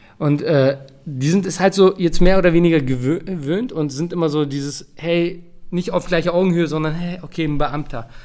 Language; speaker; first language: German; early bilingual, other home language; Turkish